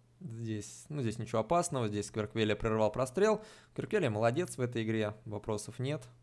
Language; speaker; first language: Russian; native; Russian